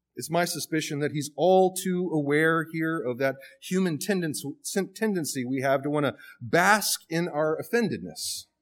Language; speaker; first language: English; native; English